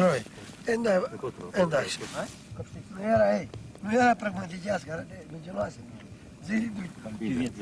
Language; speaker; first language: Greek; non-native, local second language; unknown